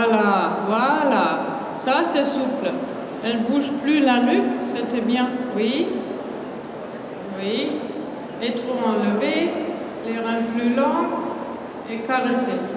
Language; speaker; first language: French; non-native, fluent; German